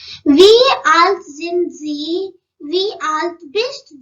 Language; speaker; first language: German; non-native, learner; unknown